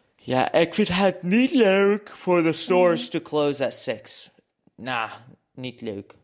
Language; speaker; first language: Dutch; non-native, learner; Arabic